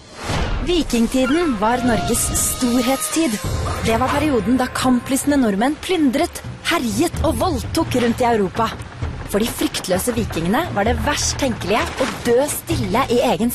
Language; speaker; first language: Norwegian; native; Norwegian